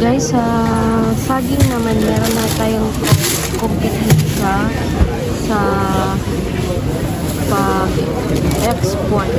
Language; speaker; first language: Filipino; native; Filipino